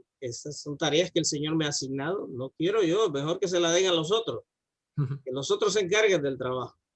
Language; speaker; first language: Spanish; native; Spanish